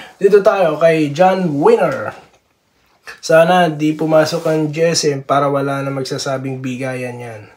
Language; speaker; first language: Filipino; native; Filipino